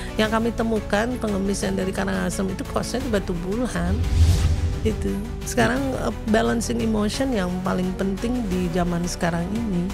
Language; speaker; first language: Indonesian; native; Indonesian